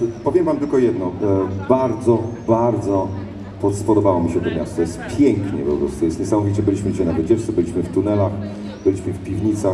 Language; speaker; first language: Polish; native; Polish